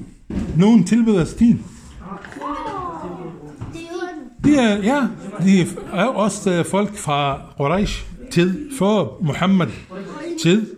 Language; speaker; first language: Danish; non-native, fluent; Arabic